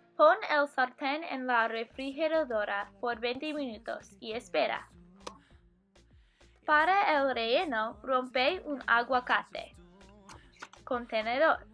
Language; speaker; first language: Spanish; non-native, learner; English